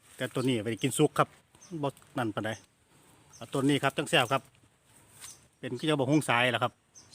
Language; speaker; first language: Thai; native; Thai